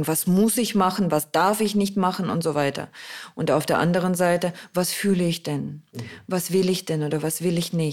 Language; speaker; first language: German; non-native, fluent; Russian